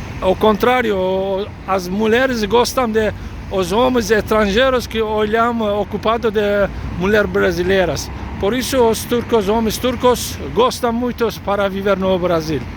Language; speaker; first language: Portuguese; non-native, learner; Turkish